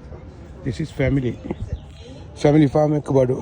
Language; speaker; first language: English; non-native, learner; Sinhala